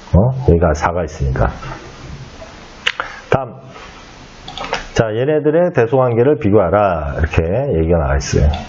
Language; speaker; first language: Korean; native; Korean